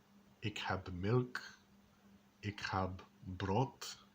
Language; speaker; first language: Dutch; non-native, learner; English